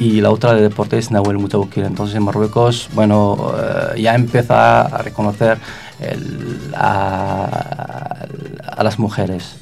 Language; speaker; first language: Spanish; non-native, fluent; Arabic